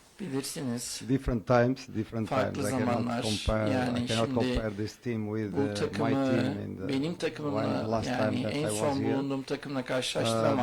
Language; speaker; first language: Turkish; non-native, learner; Portuguese